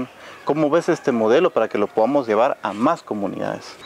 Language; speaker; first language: Spanish; native; Spanish